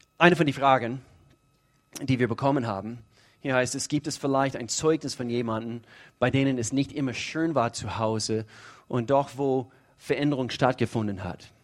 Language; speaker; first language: German; non-native, fluent; English